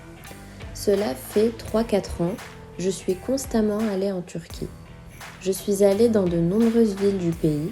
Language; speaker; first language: French; non-native, fluent; Azerbaijani